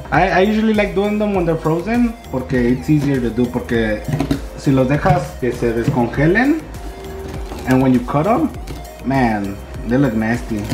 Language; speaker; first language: English; early bilingual, other home language; Spanish